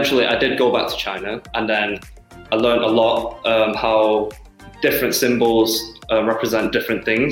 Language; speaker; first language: English; native; English